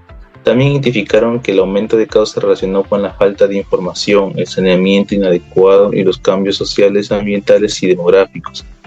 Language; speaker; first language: Spanish; native; Spanish